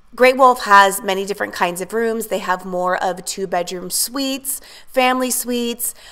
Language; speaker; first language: English; native; English